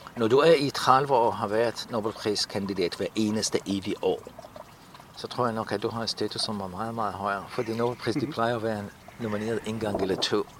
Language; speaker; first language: Danish; non-native, fluent; Arabic